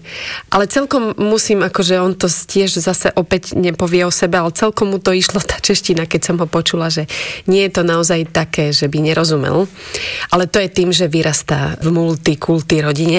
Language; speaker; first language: Slovak; native; Slovak